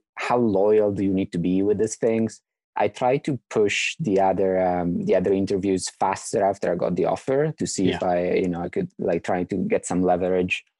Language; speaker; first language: English; non-native, fluent; Italian